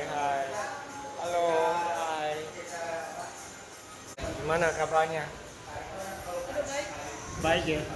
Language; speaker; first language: Indonesian; non-native, learner; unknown